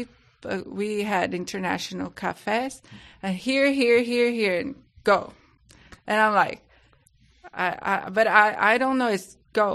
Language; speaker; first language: English; non-native, fluent; Portuguese